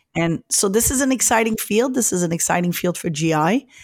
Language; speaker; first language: English; early bilingual, other home language; French